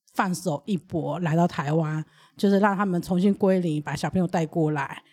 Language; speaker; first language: Chinese; early bilingual, other home language; Burmese